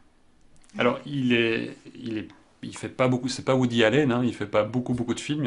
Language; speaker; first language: French; native; French